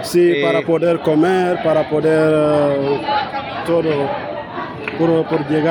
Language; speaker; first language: Spanish; non-native, learner; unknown